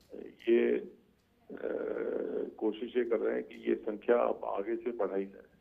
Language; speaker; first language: Hindi; native; Hindi